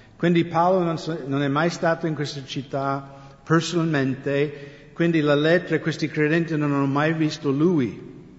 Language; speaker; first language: Italian; non-native, fluent; English